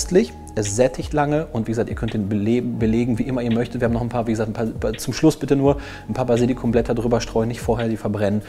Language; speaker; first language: German; native; German